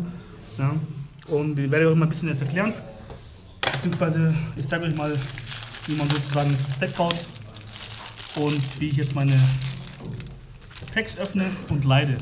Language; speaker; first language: German; native; German